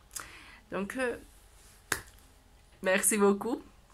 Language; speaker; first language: French; non-native, learner; Spanish